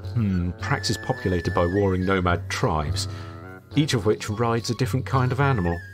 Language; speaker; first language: English; native; English